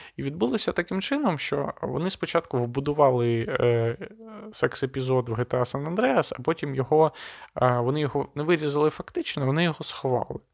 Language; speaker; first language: Ukrainian; non-native, local second language; Russian